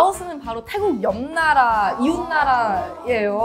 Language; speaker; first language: Korean; non-native, fluent; Thai